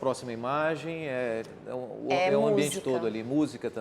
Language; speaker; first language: Portuguese; native; Portuguese